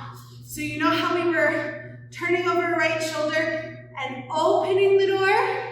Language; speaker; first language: English; native; English